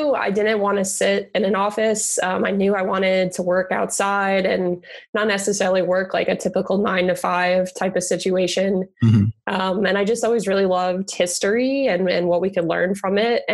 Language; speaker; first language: English; native; English